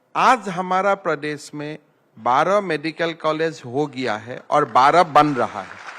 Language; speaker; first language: Hindi; non-native, local second language; Assamese